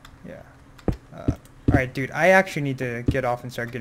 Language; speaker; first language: English; native; English